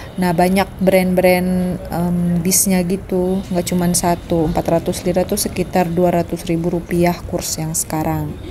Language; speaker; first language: Indonesian; native; Indonesian